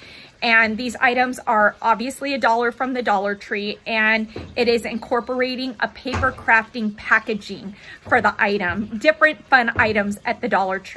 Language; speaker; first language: English; native; English